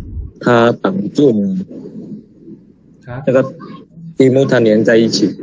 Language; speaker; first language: Chinese; native; Chinese